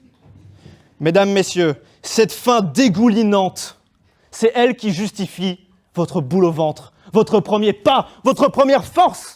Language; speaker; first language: French; native; French